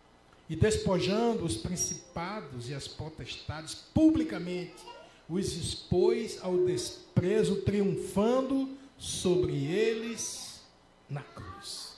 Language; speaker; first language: Portuguese; native; Portuguese